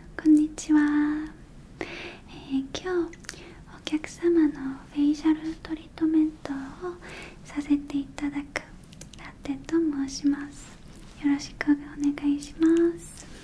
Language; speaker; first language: Japanese; non-native, learner; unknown